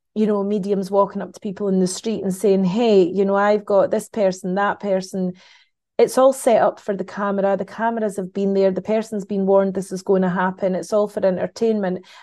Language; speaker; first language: English; native; English